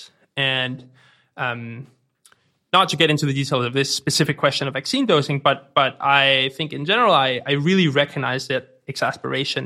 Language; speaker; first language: English; non-native, fluent; Danish